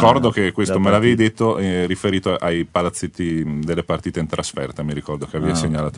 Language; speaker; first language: Italian; native; Italian